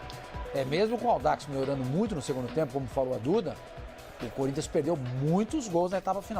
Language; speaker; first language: Portuguese; native; Portuguese